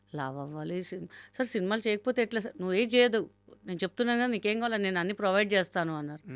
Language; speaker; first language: Telugu; non-native, local second language; Hindi